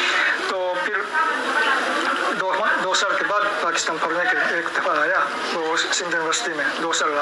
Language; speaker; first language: Hindi; non-native, fluent; Japanese